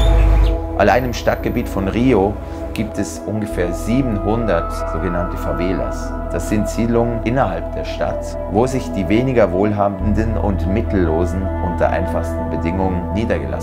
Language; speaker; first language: German; native; German